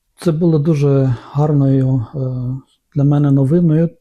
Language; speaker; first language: Ukrainian; non-native, local second language; Romanian